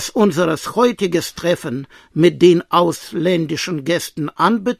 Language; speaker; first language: German; non-native, learner; Russian